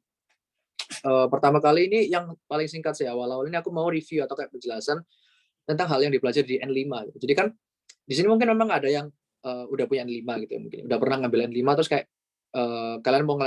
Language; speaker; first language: Indonesian; native; Indonesian